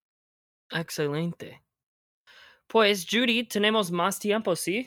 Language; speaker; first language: Spanish; non-native, fluent; English